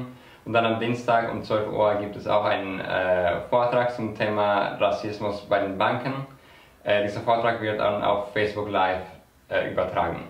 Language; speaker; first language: German; non-native, fluent; Portuguese